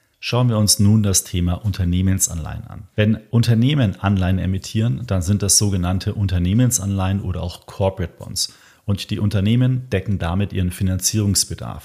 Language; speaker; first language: German; native; German